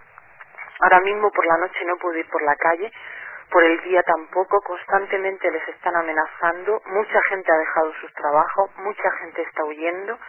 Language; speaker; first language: Spanish; native; Spanish